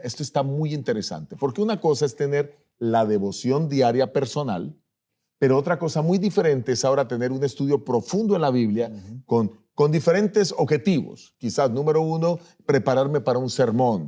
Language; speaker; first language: Spanish; native; Spanish